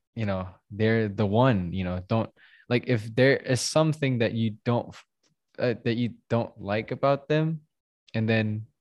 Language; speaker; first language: English; non-native, fluent; Indonesian